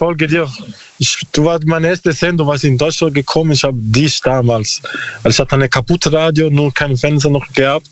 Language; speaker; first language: German; non-native, learner; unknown